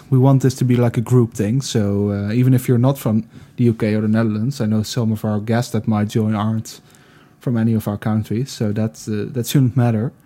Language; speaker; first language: English; non-native, fluent; Dutch